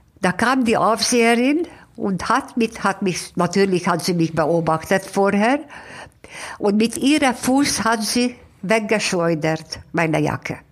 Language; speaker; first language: German; non-native, fluent; Hungarian